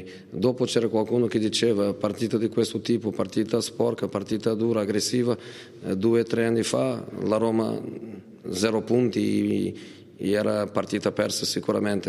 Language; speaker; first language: Italian; non-native, fluent; Portuguese